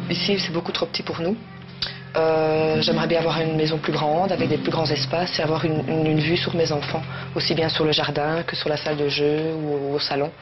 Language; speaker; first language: French; native; French